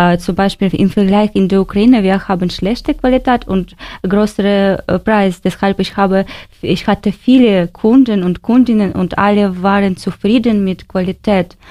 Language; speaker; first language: German; non-native, learner; Ukrainian